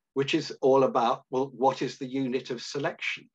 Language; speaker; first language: English; native; English